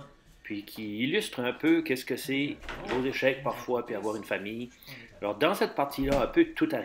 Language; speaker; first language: French; native; French